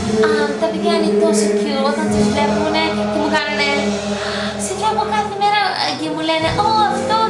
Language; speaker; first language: Greek; early bilingual, heritage; English